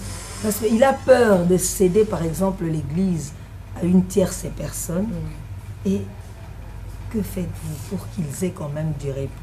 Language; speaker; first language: French; non-native, local second language; Lingala